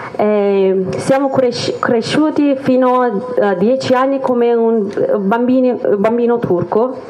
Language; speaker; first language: Italian; non-native, fluent; Kurdish